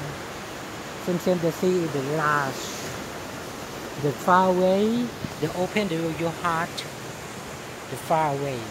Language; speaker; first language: English; non-native, learner; Thai